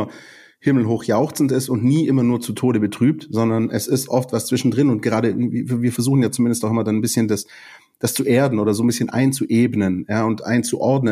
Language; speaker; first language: German; native; German